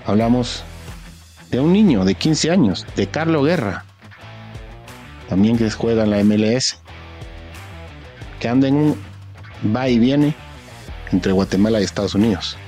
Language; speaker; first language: Spanish; native; Spanish